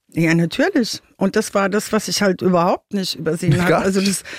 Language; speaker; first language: German; native; German